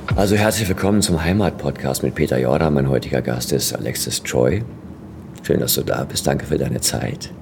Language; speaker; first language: German; native; German